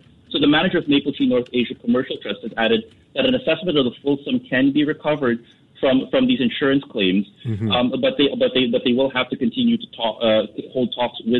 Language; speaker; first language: English; non-native, local second language; Filipino